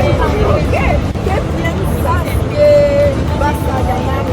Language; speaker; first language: Spanish; non-native, learner; French